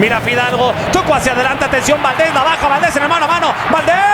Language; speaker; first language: Spanish; native; Spanish